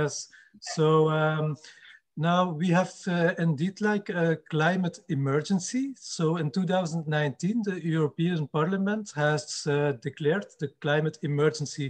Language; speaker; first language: English; non-native, fluent; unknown